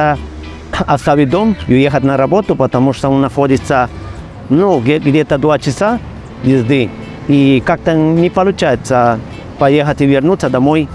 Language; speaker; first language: Russian; non-native, fluent; Spanish